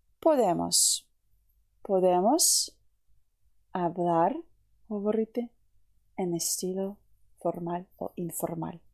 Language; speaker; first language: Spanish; non-native, fluent; Ukrainian